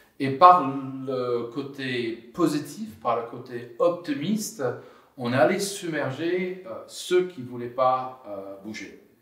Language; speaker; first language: French; non-native, fluent; English